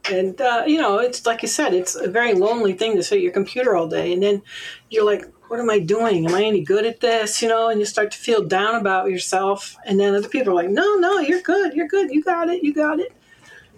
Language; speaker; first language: English; native; English